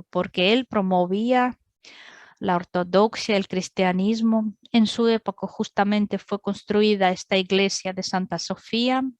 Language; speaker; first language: Spanish; non-native, fluent; Russian